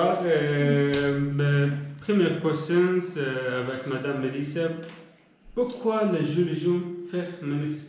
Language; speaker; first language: French; non-native, learner; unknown